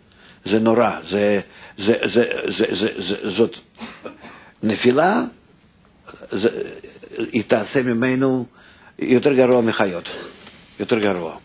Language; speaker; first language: Hebrew; non-native, fluent; Russian